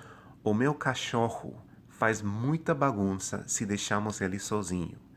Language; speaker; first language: Portuguese; non-native, fluent; English